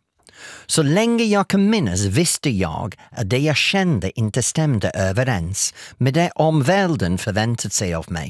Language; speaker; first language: Swedish; non-native, fluent; English